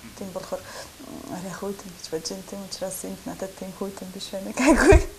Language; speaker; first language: Mongolian; non-native, learner; Russian